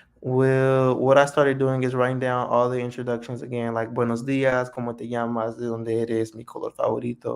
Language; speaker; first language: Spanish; non-native, fluent; English